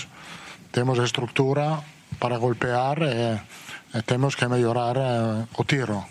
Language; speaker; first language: Portuguese; non-native, fluent; Italian